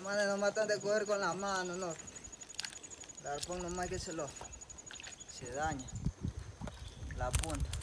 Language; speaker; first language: Spanish; native; Spanish